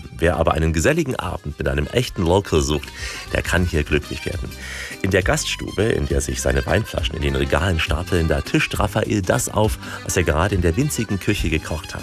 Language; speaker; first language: German; native; German